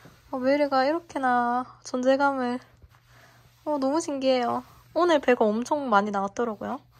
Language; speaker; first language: Korean; native; Korean